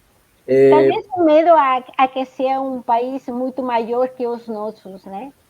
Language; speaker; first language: Portuguese; non-native, fluent; Spanish